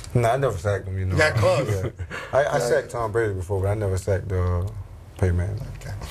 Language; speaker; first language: English; native; English